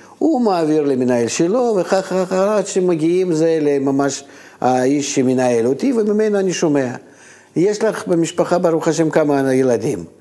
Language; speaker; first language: Hebrew; native; Hebrew